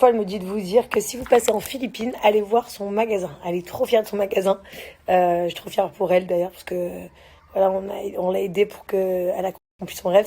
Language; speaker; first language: French; native; French